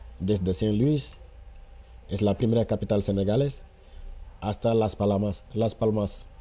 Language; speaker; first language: Spanish; non-native, fluent; Wolof